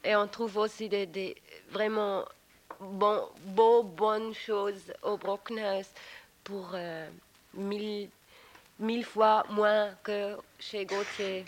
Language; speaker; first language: French; non-native, local second language; German